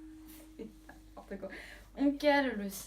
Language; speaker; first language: French; native; French